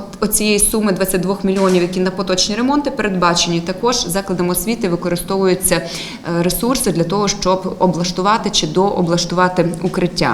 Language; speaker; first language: Ukrainian; native; Ukrainian